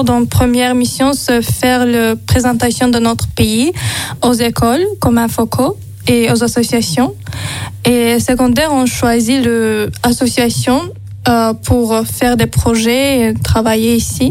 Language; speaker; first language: French; non-native, learner; Azerbaijani